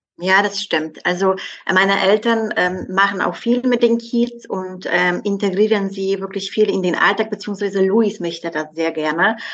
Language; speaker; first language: German; non-native, fluent; Polish